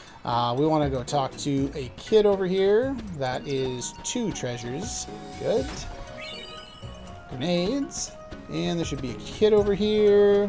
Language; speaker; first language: English; native; English